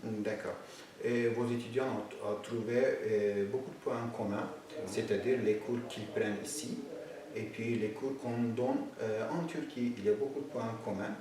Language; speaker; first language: French; non-native, fluent; Turkish